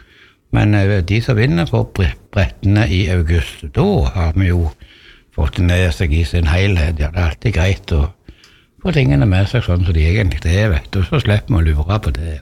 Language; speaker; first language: Norwegian; native; Norwegian